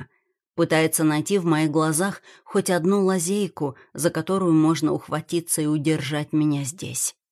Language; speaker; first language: Russian; native; Russian